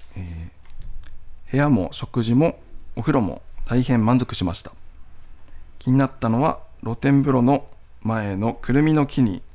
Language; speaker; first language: Japanese; native; Japanese